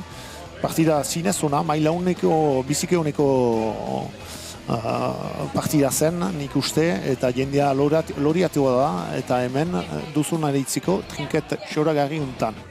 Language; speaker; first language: Basque; native; Basque